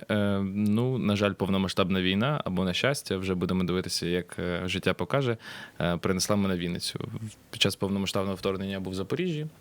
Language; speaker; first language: Ukrainian; non-native, local second language; Russian